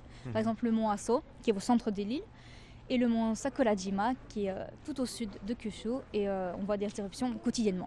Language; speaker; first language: French; native; French